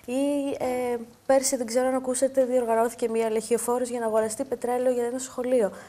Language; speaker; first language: Greek; native; Greek